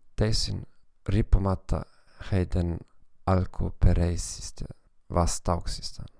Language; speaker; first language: Finnish; non-native, fluent; German